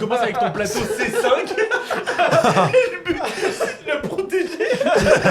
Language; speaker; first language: French; native; French